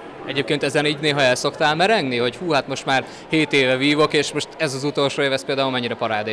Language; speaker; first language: Hungarian; native; Hungarian